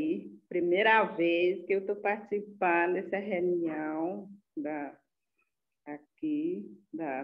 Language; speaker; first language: Portuguese; non-native, local second language; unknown